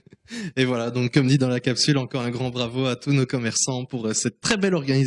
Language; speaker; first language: French; native; French